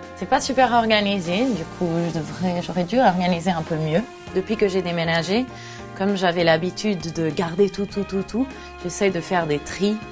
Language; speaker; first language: French; non-native, fluent; Portuguese